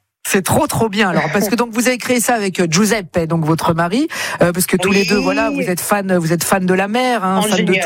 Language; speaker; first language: French; native; French